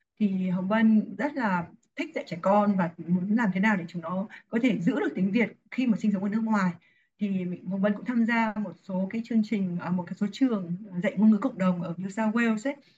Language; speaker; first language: Vietnamese; native; Vietnamese